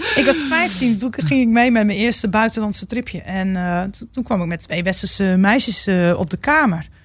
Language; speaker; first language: Dutch; native; Dutch